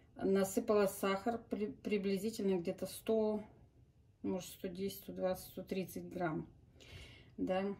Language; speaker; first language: Russian; native; Russian